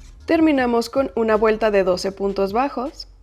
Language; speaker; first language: Spanish; native; Spanish